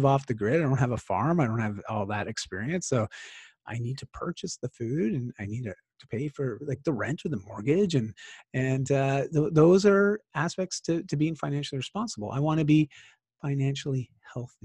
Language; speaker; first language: English; native; English